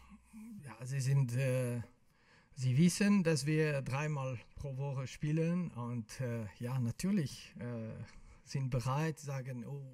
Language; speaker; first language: German; non-native, local second language; French